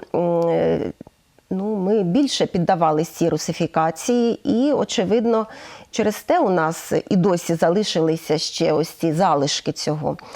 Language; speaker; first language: Ukrainian; native; Ukrainian